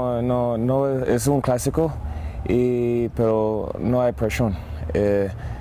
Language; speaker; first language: Spanish; non-native, learner; English